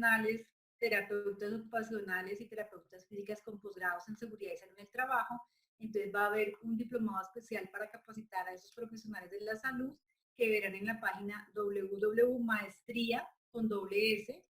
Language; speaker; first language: Spanish; native; Spanish